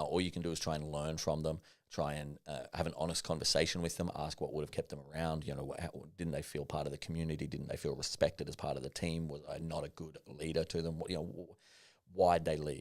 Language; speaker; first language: English; native; English